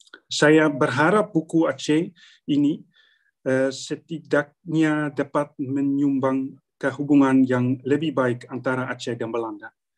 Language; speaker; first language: Indonesian; non-native, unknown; Dutch